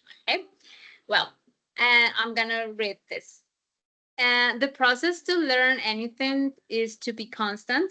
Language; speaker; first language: English; non-native, fluent; Spanish